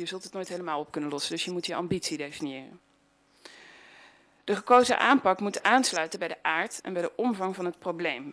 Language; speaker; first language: Dutch; native; Dutch